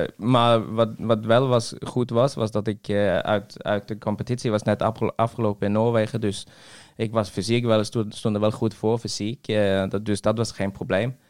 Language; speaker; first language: Dutch; non-native, fluent; Norwegian